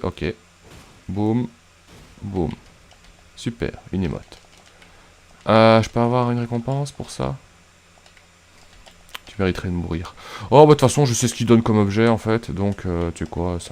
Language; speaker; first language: French; native; French